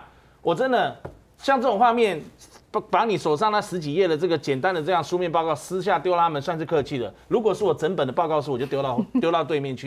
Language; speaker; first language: Chinese; native; Chinese